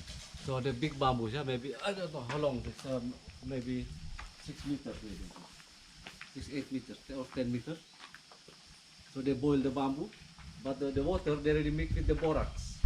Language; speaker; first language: English; non-native, learner; Indonesian